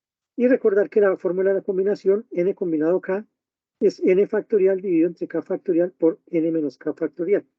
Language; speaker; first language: Spanish; native; Spanish